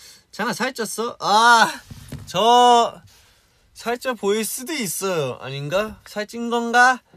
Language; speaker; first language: Korean; early bilingual, heritage; Korean